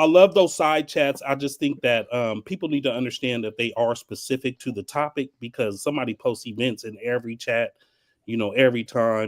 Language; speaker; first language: English; native; English